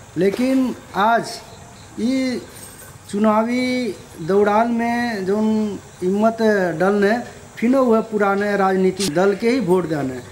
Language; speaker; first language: Bhojpuri; non-native, local second language; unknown